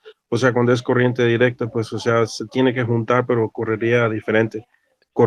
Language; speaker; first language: Spanish; native; Spanish